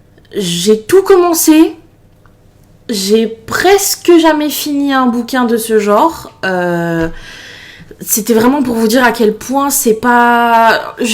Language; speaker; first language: French; native; French